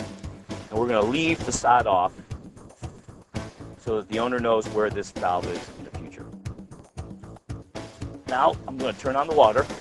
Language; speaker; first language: English; native; English